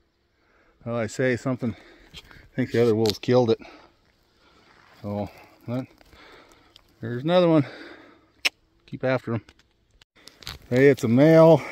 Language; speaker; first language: English; native; English